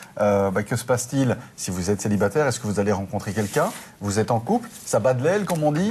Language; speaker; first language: French; native; French